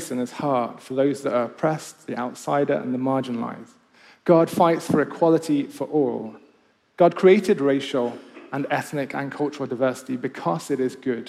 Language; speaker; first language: English; native; English